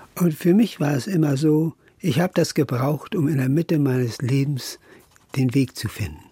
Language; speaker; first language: German; native; German